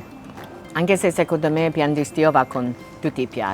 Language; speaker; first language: Italian; non-native, fluent; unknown